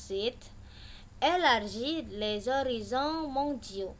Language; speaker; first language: French; non-native, learner; Indonesian